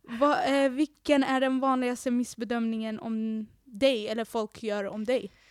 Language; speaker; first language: Swedish; early bilingual, other home language; Arabic